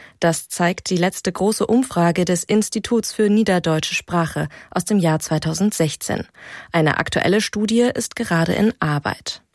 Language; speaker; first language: German; native; German